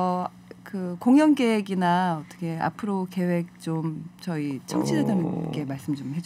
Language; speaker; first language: Korean; native; Korean